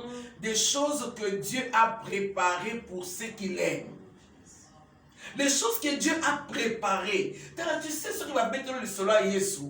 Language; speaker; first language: French; non-native, local second language; Lingala